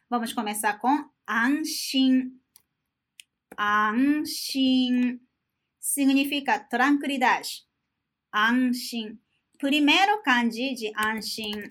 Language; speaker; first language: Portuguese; non-native, fluent; Japanese